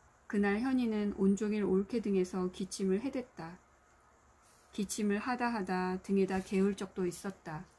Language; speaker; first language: Korean; native; Korean